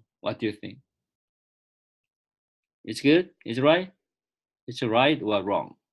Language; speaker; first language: English; non-native, fluent; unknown